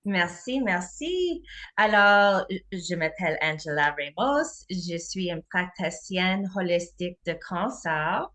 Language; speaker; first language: French; non-native, learner; English